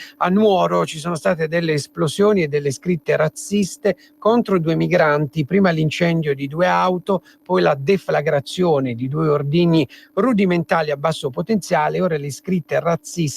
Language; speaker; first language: Italian; native; Italian